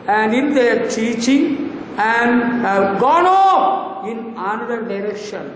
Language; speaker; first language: English; non-native, local second language; Tamil